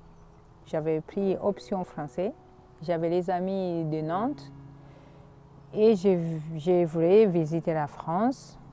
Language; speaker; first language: French; non-native, fluent; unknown